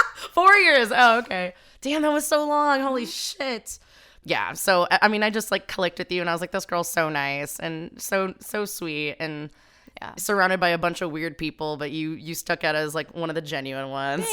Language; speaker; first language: English; native; English